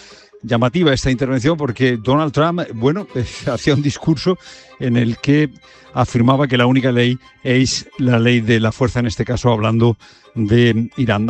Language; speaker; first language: Spanish; native; Spanish